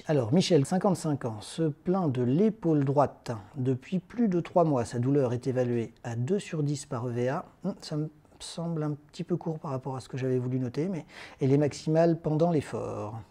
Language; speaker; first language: French; native; French